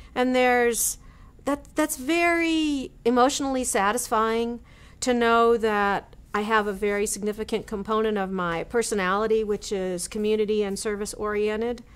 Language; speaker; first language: English; native; English